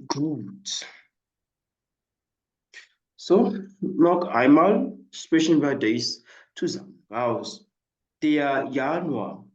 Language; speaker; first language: German; non-native, fluent; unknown